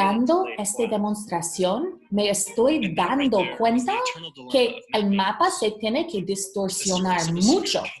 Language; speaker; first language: Spanish; early bilingual, heritage; Spanish